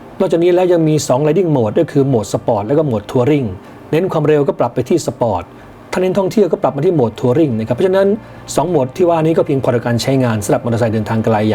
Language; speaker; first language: Thai; native; Thai